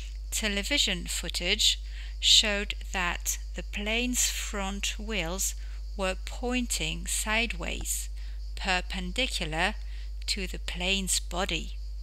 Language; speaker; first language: English; non-native, fluent; French